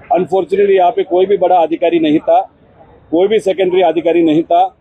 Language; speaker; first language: Hindi; non-native, local second language; Marathi